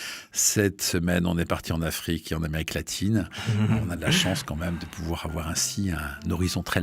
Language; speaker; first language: French; native; French